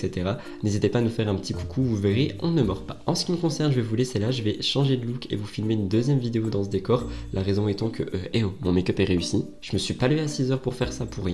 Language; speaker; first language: French; native; French